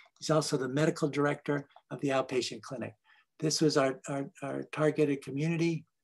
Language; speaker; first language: English; early bilingual, other home language; Spanish